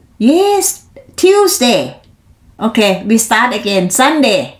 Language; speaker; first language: English; non-native, learner; Thai